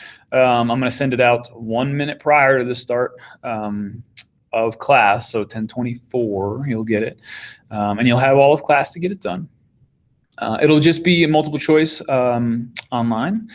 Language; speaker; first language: English; native; English